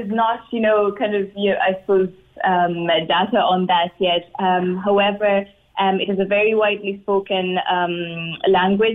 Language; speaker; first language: English; non-native, local second language; Swahili